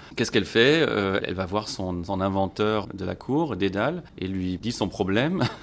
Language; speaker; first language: French; non-native, local second language; Luxembourgish